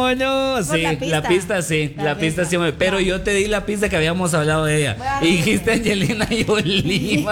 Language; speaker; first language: Spanish; native; Spanish